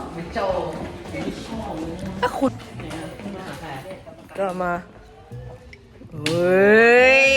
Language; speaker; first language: Thai; native; Thai